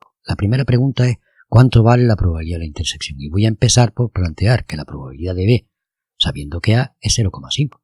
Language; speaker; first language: Spanish; native; Spanish